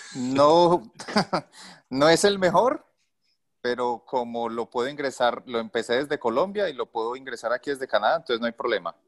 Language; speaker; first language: Spanish; native; Spanish